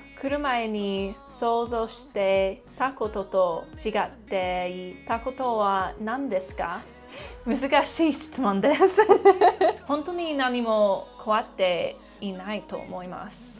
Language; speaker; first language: Japanese; non-native, learner; English